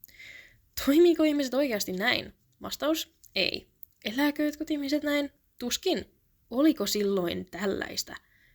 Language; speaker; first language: Finnish; native; Finnish